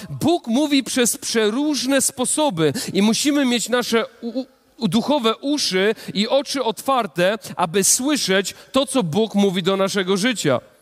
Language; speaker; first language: Polish; native; Polish